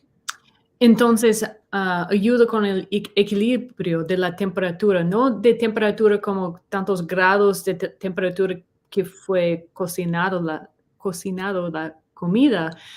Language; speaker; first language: Spanish; non-native, fluent; English